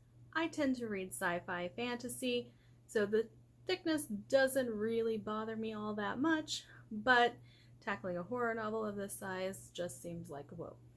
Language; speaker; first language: English; native; English